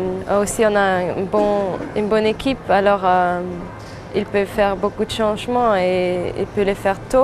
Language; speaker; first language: French; non-native, fluent; German